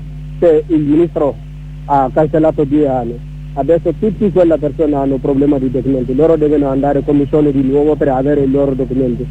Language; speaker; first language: Italian; non-native, learner; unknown